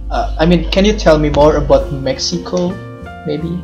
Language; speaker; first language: English; non-native, learner; Indonesian